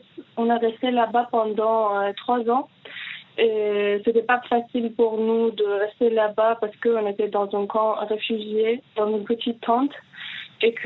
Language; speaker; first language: French; non-native, fluent; Persian